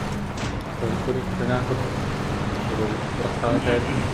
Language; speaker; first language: Russian; non-native, local second language; Yakut